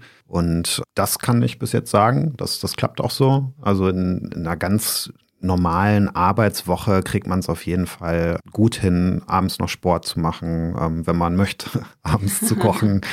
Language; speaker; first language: German; native; German